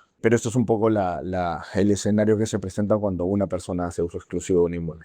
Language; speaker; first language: Spanish; native; Spanish